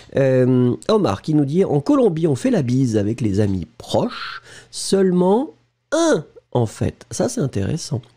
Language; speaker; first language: French; native; French